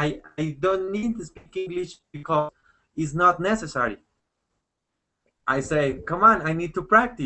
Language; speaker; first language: English; non-native, learner; Spanish